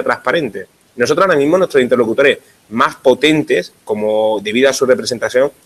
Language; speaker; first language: Spanish; native; Spanish